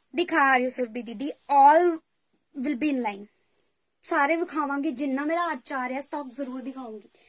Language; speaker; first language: Hindi; native; Hindi